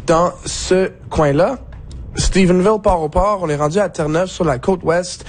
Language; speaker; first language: French; native; French